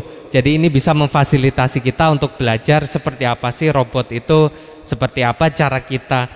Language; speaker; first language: Indonesian; native; Indonesian